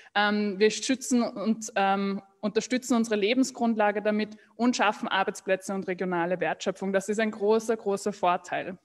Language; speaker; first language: German; native; German